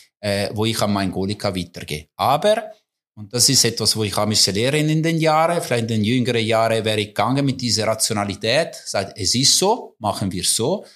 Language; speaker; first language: German; non-native, local second language; Italian